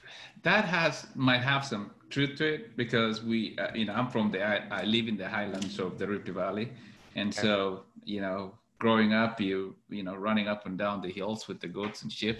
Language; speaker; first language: English; non-native, local second language; Kalenjin